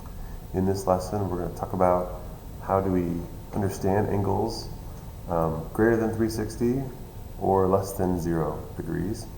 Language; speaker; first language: English; native; English